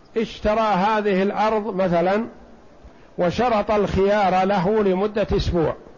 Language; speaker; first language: Arabic; native; Arabic